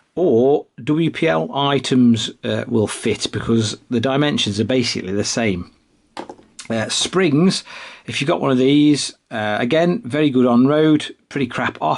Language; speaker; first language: English; native; English